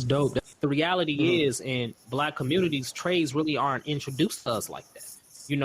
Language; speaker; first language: English; native; English